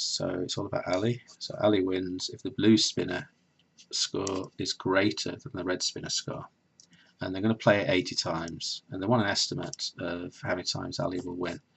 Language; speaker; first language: English; native; English